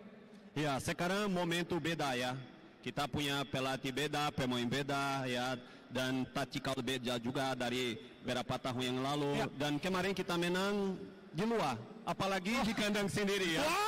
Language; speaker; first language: Indonesian; non-native, fluent; Portuguese